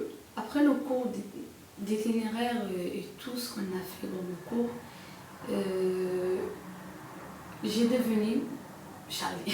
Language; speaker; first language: French; non-native, local second language; Arabic